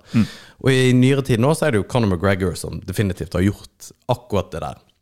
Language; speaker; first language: Norwegian; native; Norwegian